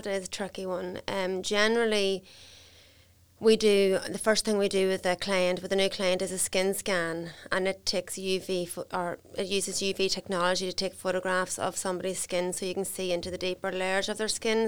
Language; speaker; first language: English; native; English